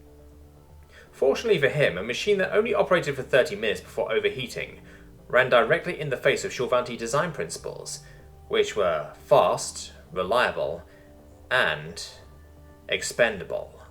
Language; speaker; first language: English; native; English